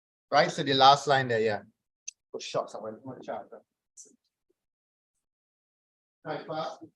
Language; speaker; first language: English; native; English